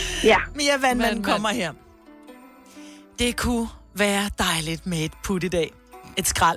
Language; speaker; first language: Danish; native; Danish